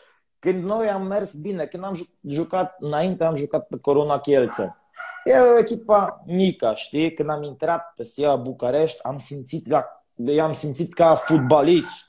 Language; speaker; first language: Romanian; non-native, learner; Polish